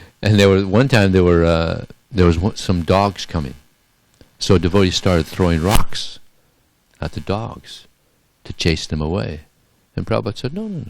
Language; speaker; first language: English; native; English